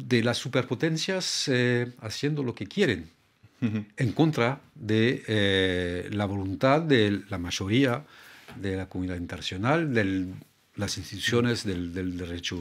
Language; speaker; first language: Spanish; non-native, fluent; French